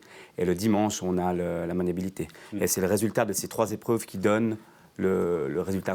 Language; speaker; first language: French; native; French